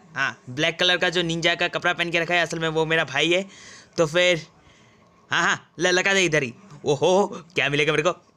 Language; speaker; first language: Hindi; native; Hindi